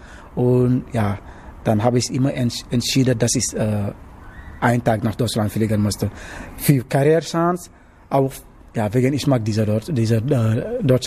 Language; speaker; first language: German; non-native, learner; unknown